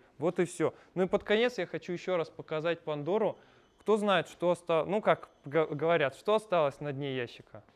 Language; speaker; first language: Russian; native; Russian